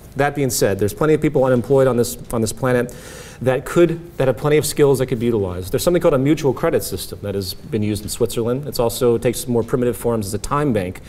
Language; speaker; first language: English; native; English